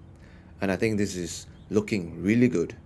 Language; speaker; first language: English; native; English